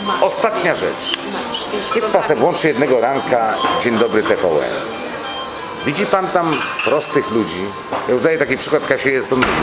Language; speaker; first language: Polish; native; Polish